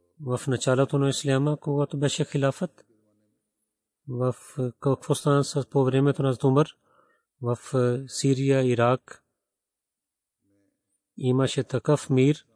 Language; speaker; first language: Bulgarian; non-native, learner; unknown